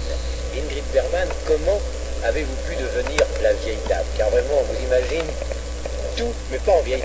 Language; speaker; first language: French; native; French